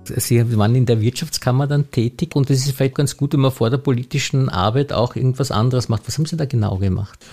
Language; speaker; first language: German; native; German